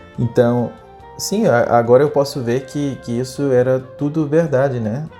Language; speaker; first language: Portuguese; non-native, fluent; Spanish